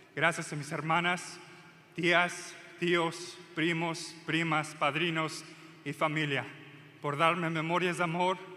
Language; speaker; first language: Spanish; early bilingual, other home language; English